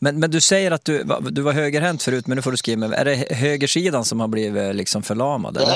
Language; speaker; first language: Swedish; native; Swedish